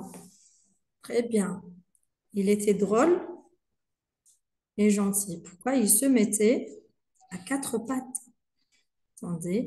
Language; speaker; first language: French; non-native, local second language; Arabic